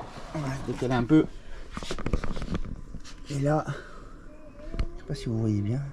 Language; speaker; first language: French; native; French